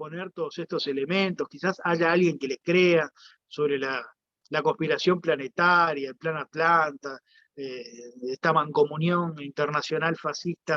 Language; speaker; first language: Spanish; native; Spanish